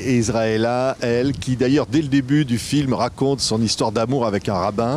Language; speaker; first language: French; native; French